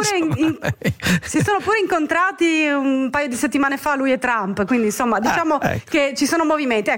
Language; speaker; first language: Italian; native; Italian